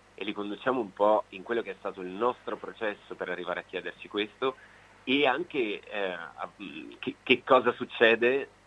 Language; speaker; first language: Italian; native; Italian